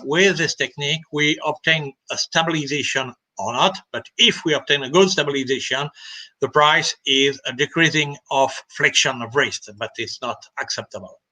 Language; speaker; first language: English; non-native, fluent; French